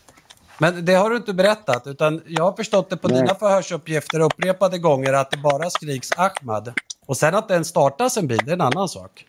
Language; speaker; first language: Swedish; native; Swedish